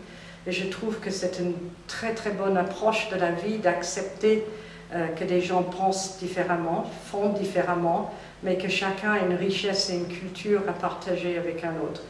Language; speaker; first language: French; non-native, fluent; English